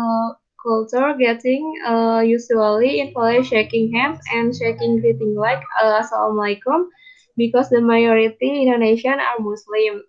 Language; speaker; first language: English; non-native, learner; Indonesian